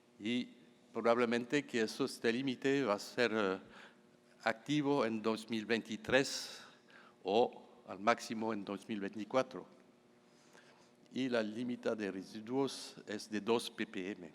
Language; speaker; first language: Spanish; non-native, fluent; French